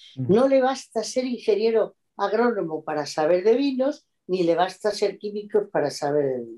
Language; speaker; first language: Spanish; native; Spanish